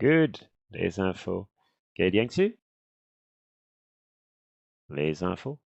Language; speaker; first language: French; non-native, fluent; English